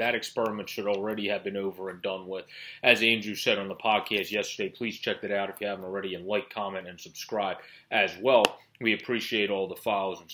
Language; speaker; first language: English; native; English